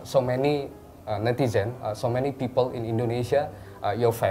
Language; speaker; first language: English; non-native, learner; Indonesian